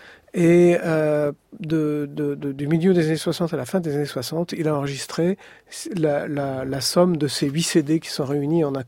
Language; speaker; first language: French; native; French